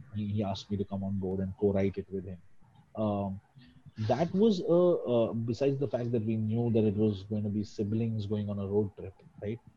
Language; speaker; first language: English; non-native, local second language; Hindi